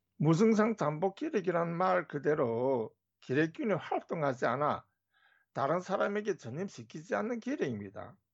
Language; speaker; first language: Korean; native; Korean